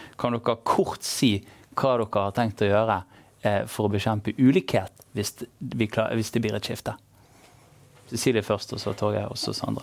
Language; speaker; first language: Norwegian; native; Norwegian